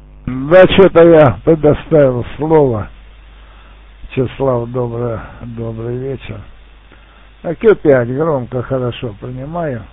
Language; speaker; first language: Russian; native; Russian